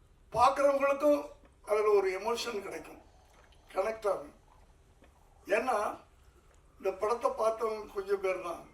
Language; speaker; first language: Tamil; native; Tamil